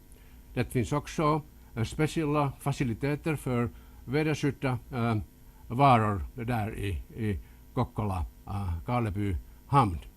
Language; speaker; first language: Swedish; non-native, local second language; Finnish